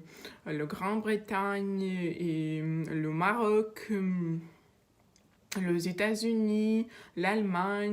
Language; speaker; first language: French; non-native, learner; Russian